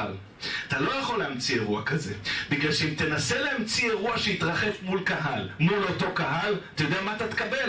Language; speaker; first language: Hebrew; native; Hebrew